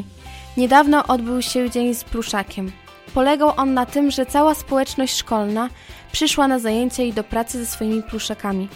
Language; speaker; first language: Polish; native; Polish